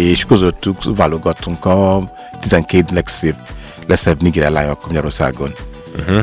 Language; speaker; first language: Hungarian; non-native, learner; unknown